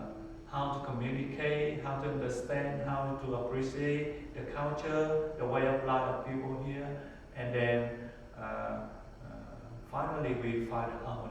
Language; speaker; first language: English; non-native, learner; Vietnamese